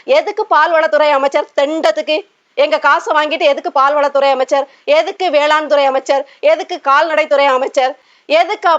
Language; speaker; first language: Tamil; native; Tamil